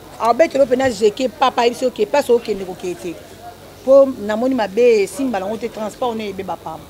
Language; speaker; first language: Lingala; native; Lingala